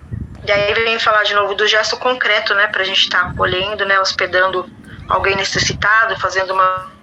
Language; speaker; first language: Portuguese; native; Portuguese